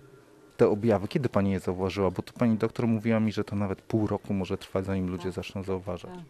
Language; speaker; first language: Polish; native; Polish